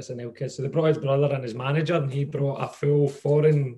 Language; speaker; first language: English; native; English